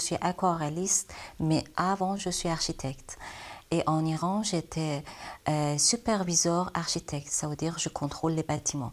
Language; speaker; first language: French; non-native, learner; Persian